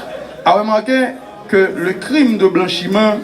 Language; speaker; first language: French; non-native, local second language; Haitian Creole